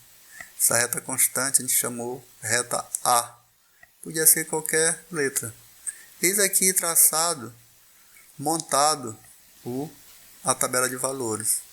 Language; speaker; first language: Portuguese; native; Portuguese